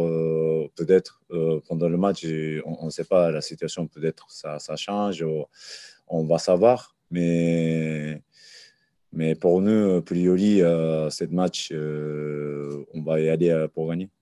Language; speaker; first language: French; non-native, learner; Japanese